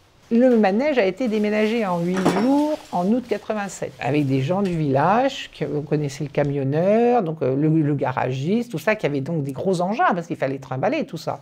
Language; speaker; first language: French; native; French